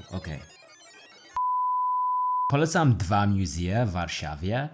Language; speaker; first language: Polish; non-native, learner; English